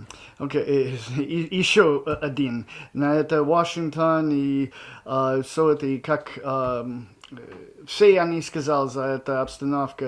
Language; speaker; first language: Russian; non-native, learner; English